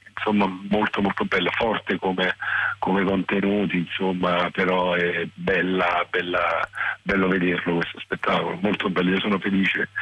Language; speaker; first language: Italian; native; Italian